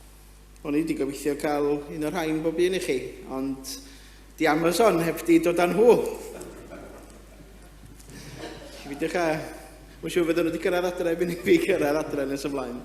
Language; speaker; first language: Welsh; native; Welsh